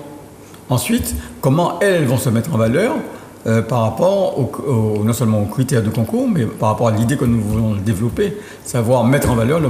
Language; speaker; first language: French; native; French